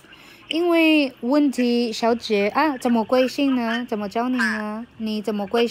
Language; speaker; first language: Chinese; non-native, fluent; Filipino